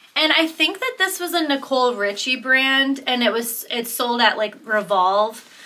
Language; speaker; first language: English; native; English